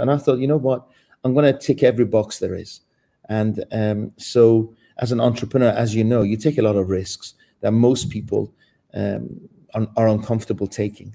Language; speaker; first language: English; non-native, fluent; Persian